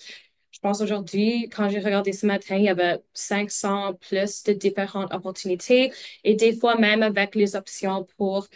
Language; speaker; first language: French; non-native, local second language; English